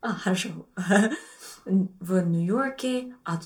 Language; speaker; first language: Russian; non-native, learner; English